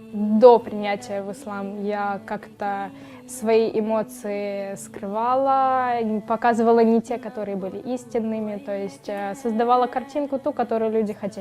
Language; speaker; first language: Russian; native; Russian